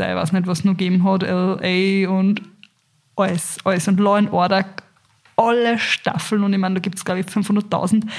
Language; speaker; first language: German; native; German